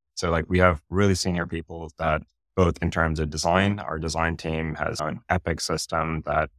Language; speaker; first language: English; non-native, local second language; Urdu